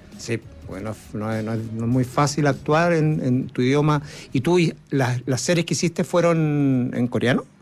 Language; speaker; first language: Spanish; native; Spanish